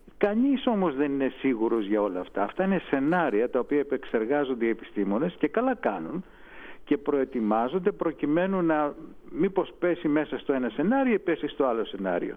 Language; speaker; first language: Greek; native; Greek